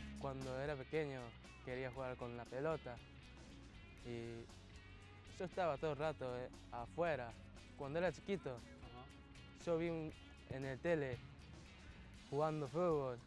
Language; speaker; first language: Spanish; non-native, fluent; Japanese